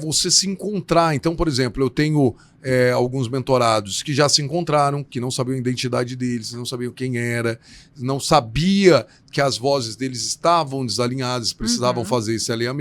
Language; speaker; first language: Portuguese; native; Portuguese